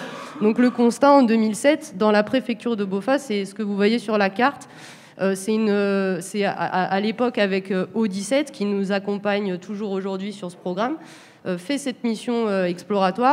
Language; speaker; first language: French; native; French